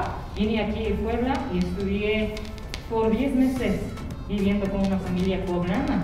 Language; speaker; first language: Spanish; non-native, fluent; Japanese